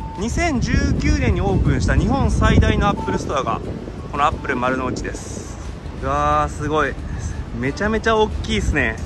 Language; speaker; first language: Japanese; native; Japanese